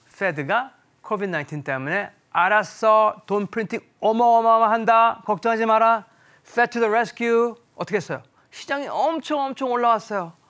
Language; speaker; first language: Korean; early bilingual, heritage; Korean